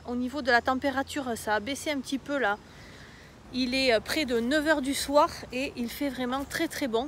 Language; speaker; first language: French; native; French